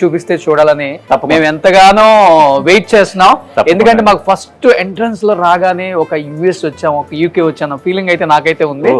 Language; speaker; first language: Telugu; native; Telugu